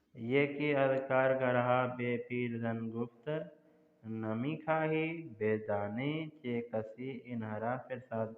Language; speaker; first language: Persian; non-native, fluent; Urdu